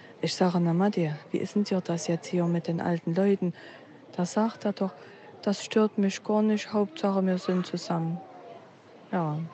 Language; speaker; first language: German; native; German